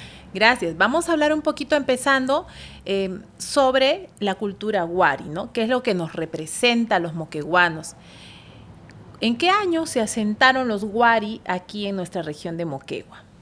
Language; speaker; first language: Spanish; native; Spanish